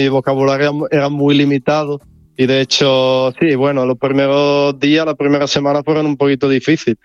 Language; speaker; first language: Spanish; non-native, fluent; Italian